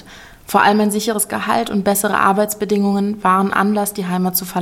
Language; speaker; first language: German; native; German